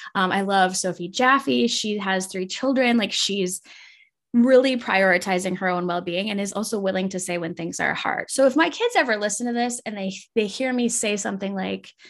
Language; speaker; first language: English; native; English